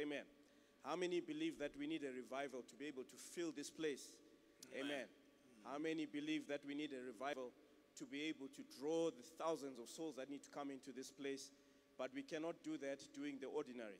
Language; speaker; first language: English; non-native, local second language; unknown